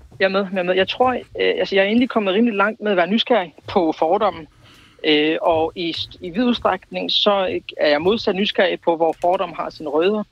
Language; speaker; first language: Danish; early bilingual, other home language; Kurdish